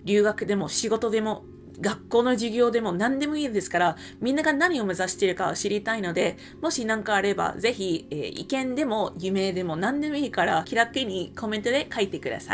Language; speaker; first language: Japanese; non-native, fluent; English